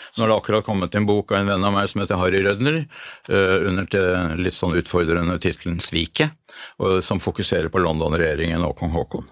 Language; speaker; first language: Norwegian; early bilingual, other home language; Hungarian